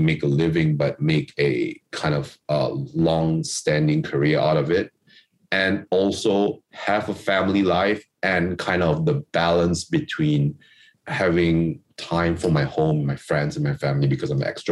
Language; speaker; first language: English; non-native, local second language; Chinese